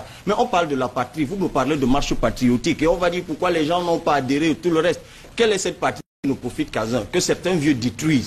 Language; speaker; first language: French; non-native, local second language; Basaa